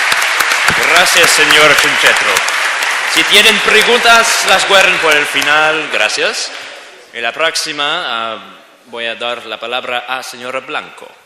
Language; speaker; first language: Spanish; non-native, learner; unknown